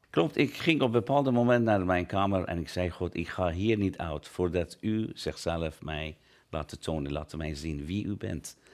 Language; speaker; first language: Dutch; non-native, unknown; Persian